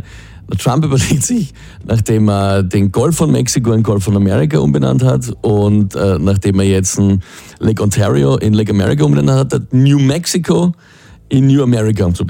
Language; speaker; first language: German; native; German